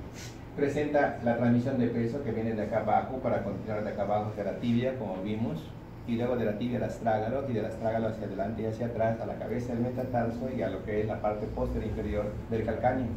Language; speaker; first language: Spanish; native; Spanish